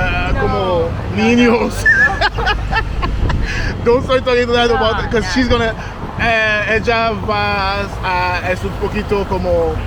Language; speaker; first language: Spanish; non-native, learner; English